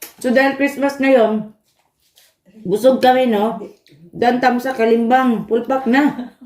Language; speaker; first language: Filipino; non-native, local second language; Cebuano